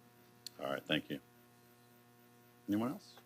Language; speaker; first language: English; native; English